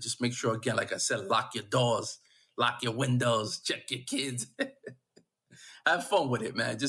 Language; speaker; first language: English; native; English